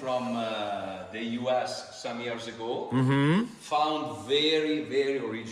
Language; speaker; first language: English; non-native, fluent; Italian